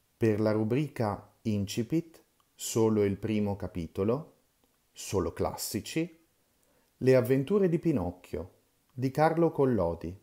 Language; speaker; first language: Italian; native; Italian